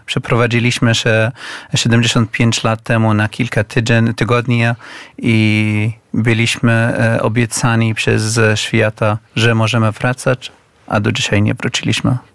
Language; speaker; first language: Polish; non-native, fluent; Arabic